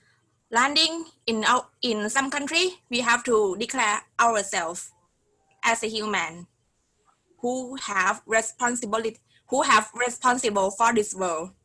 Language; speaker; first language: English; non-native, learner; Thai